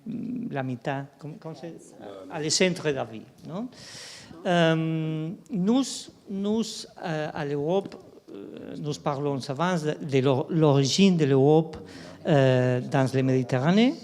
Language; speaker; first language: French; non-native, fluent; Spanish